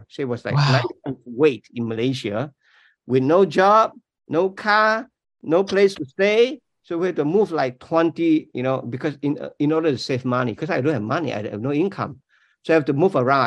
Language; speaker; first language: English; non-native, local second language; Min Nan Chinese